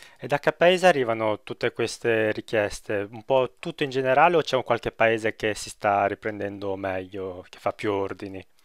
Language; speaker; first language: Italian; native; Italian